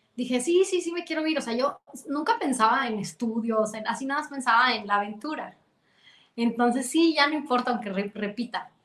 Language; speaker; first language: Spanish; native; Spanish